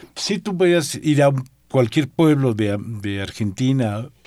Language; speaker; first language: Spanish; native; Spanish